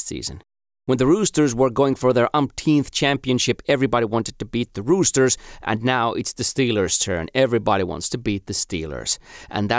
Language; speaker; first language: English; non-native, fluent; Finnish